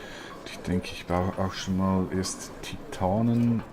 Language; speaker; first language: German; native; German